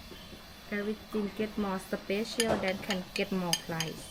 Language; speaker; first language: English; non-native, learner; Thai